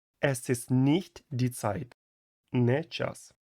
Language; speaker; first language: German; non-native, fluent; Ukrainian